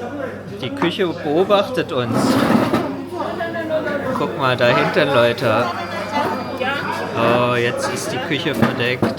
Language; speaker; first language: German; early bilingual, other home language; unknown